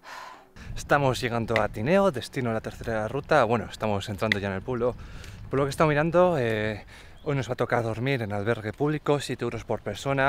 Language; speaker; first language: Spanish; native; Spanish